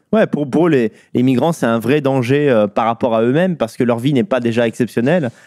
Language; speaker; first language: French; native; French